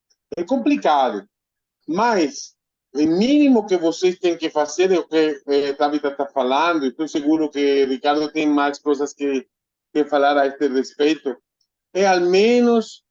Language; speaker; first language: Portuguese; non-native, fluent; Spanish